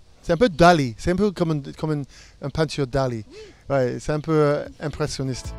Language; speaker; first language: French; non-native, fluent; English